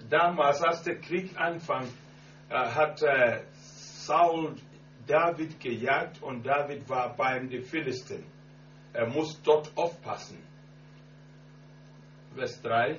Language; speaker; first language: German; non-native, learner; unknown